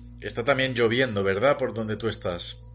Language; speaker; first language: Spanish; native; Spanish